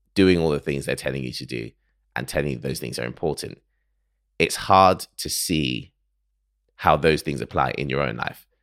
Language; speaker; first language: English; early bilingual, other home language; Akan